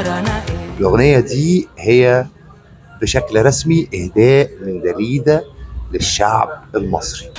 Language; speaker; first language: Arabic; native; Arabic